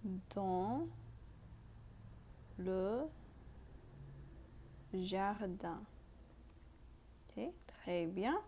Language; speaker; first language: French; non-native, fluent; English